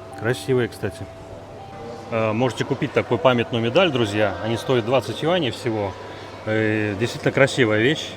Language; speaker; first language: Russian; native; Russian